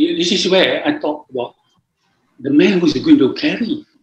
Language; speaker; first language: English; non-native, local second language; Malay